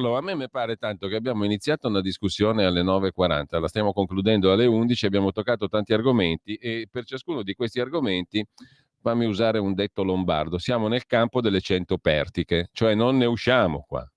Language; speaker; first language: Italian; native; Italian